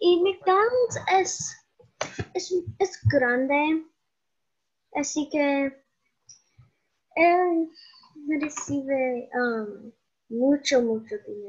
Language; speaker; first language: Spanish; non-native, learner; English